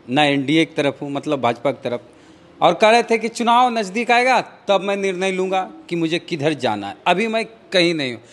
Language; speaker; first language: Hindi; native; Hindi